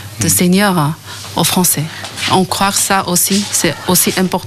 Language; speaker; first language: French; non-native, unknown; Chinese